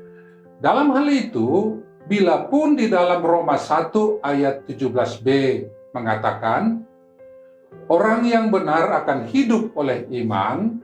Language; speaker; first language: Malay; native; Malay